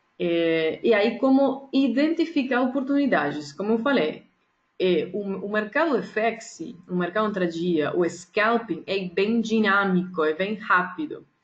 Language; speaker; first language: Portuguese; non-native, fluent; Spanish